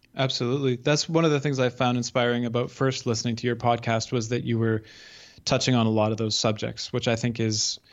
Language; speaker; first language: English; native; English